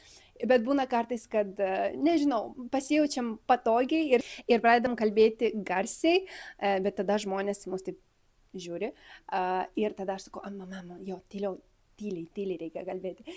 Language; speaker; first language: Lithuanian; early bilingual, other home language; Spanish